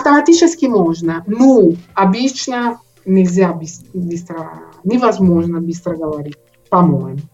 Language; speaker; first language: Russian; non-native, learner; Italian